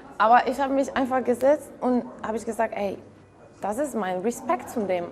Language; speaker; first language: German; non-native, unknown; Polish